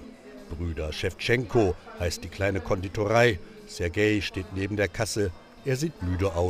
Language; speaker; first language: German; native; German